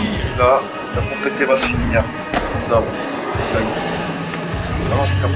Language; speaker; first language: French; native; French